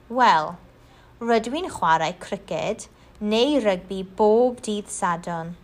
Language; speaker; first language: Welsh; non-native, local second language; English